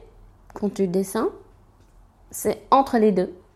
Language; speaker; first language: French; non-native, learner; Vietnamese